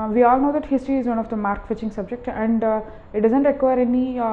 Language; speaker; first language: English; non-native, local second language; Tamil